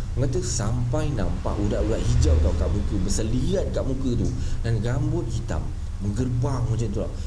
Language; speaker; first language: Malay; native; Malay